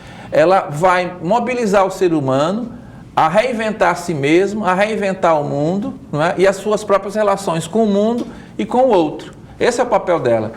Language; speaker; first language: Portuguese; native; Portuguese